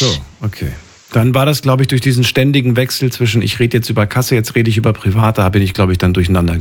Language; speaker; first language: German; native; German